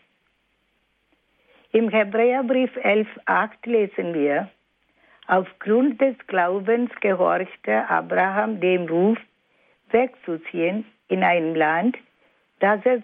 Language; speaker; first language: German; non-native, fluent; Malayalam